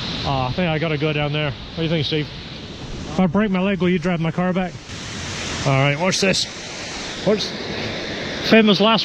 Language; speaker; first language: English; native; English